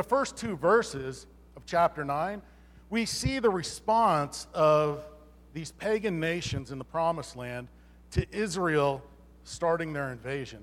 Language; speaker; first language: English; native; English